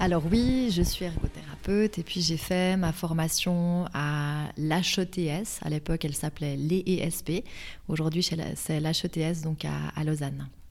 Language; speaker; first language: French; native; French